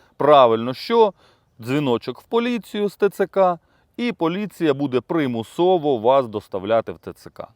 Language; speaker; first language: Ukrainian; non-native, local second language; Russian